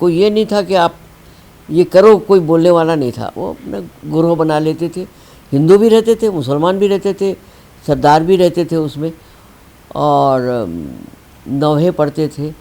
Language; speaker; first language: Urdu; native; Urdu